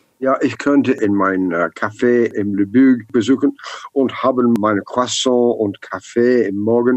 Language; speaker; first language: German; non-native, learner; English